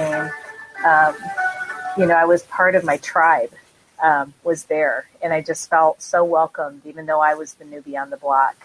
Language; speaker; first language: English; native; English